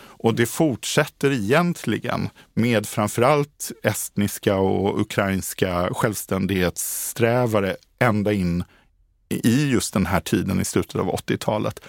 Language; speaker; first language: Swedish; native; Swedish